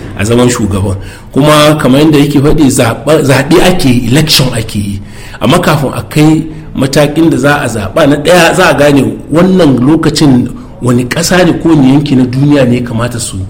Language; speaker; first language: Hausa; native; Hausa